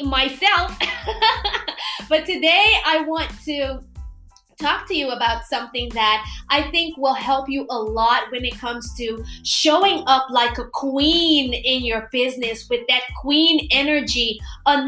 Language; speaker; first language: English; non-native, fluent; Papiamento